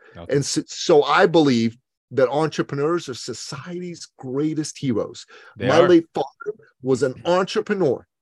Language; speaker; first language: English; early bilingual, other home language; Persian